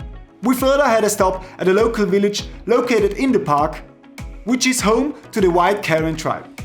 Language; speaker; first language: English; non-native, fluent; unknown